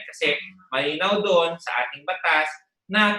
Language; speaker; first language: Filipino; native; Filipino